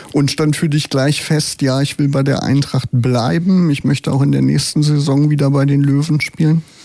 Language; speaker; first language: German; native; German